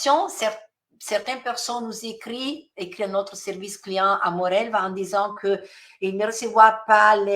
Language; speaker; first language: French; non-native, fluent; Italian